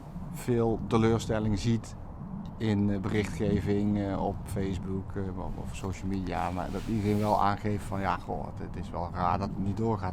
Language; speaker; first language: Dutch; native; Dutch